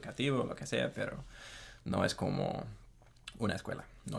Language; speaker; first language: Spanish; non-native, fluent; English